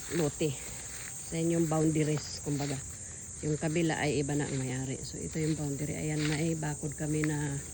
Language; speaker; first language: Filipino; non-native, local second language; Masbatenyo